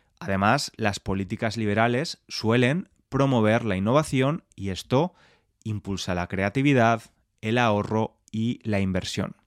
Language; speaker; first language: Spanish; native; Spanish